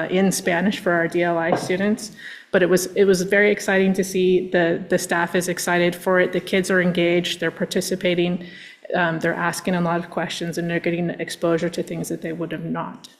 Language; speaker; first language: English; native; English